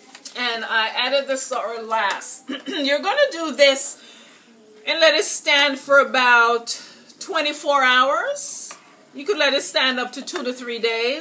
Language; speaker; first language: English; native; English